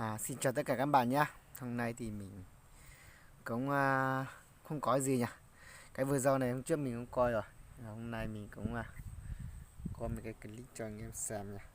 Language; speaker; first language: Vietnamese; non-native, local second language; Hmong